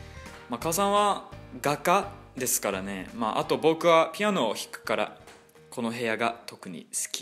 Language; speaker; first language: Japanese; non-native, fluent; English